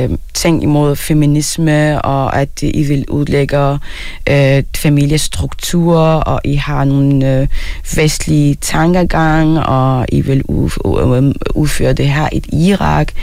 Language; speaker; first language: Danish; non-native, fluent; Arabic